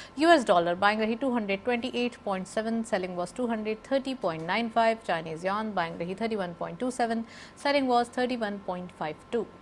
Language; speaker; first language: Urdu; native; Urdu